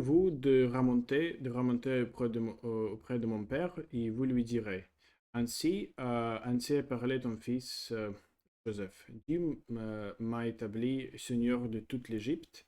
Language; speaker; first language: French; non-native, learner; Russian